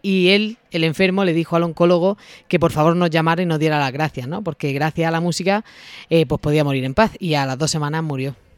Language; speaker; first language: Spanish; native; Spanish